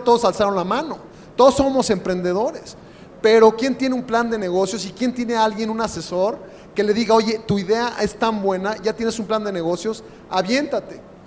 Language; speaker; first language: Spanish; native; Spanish